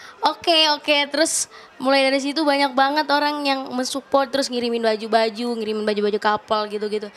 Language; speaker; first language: Indonesian; native; Indonesian